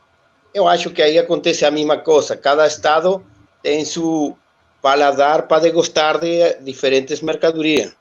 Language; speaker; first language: Portuguese; non-native, learner; Spanish